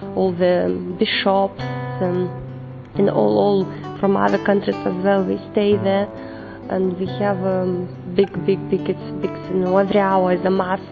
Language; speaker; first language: English; non-native, learner; Lithuanian